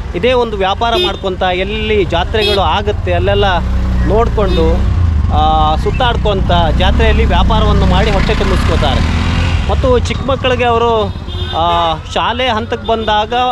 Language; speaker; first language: Kannada; native; Kannada